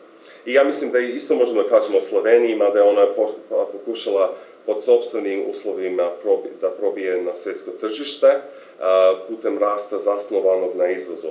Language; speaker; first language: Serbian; non-native, fluent; English